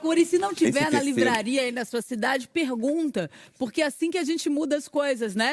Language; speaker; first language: Portuguese; native; Portuguese